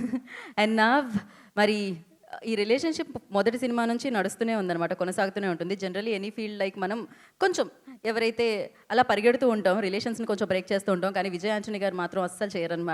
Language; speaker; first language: Telugu; native; Telugu